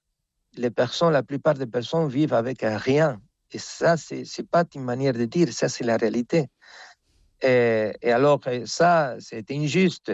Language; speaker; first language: French; non-native, fluent; Spanish